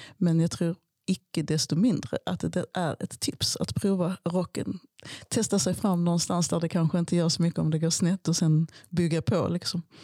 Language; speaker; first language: Swedish; native; Swedish